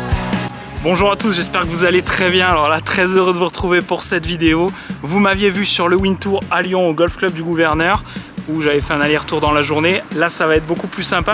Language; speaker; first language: French; native; French